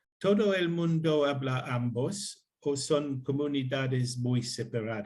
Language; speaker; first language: Spanish; non-native, learner; English